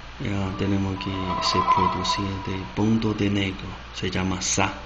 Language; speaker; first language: Spanish; non-native, learner; Chinese